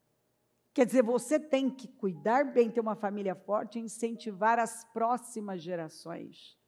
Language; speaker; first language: Portuguese; native; Portuguese